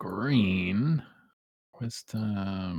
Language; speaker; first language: English; native; English